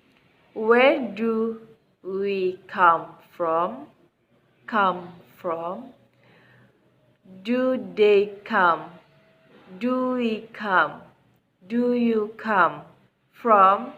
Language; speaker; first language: English; non-native, fluent; Indonesian